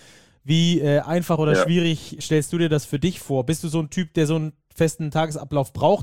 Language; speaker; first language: German; native; German